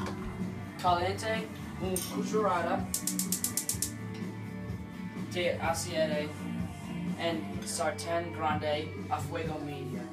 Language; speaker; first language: Spanish; non-native, learner; English